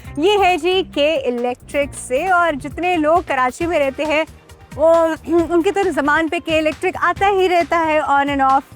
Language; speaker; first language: Urdu; native; Urdu